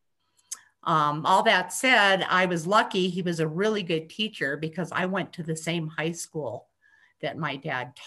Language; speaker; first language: English; native; English